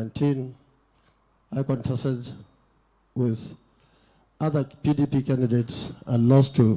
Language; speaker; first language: English; non-native, local second language; Hausa